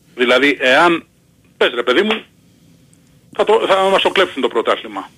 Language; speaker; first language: Greek; native; Greek